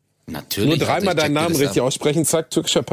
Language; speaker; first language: German; native; German